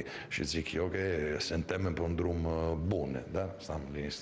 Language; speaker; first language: Romanian; non-native, fluent; Italian